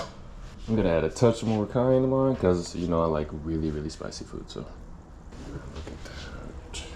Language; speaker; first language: English; native; English